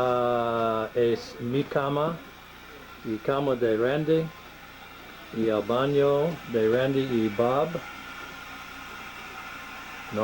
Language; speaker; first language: Spanish; non-native, learner; English